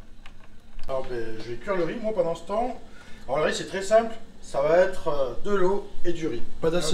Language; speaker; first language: French; native; French